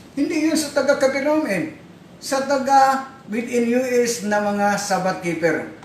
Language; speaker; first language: Filipino; non-native, local second language; Cebuano